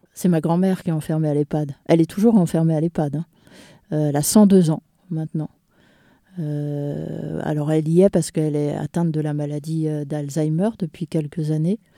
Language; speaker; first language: French; native; French